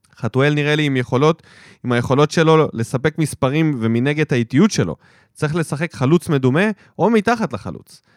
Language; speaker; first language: Hebrew; early bilingual, other home language; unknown